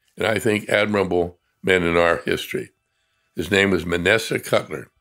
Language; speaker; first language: English; native; English